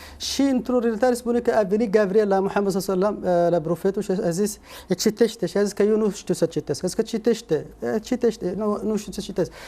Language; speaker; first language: Romanian; non-native, fluent; Arabic